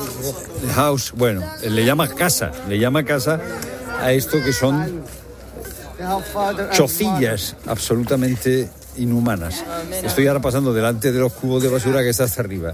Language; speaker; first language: Spanish; native; Spanish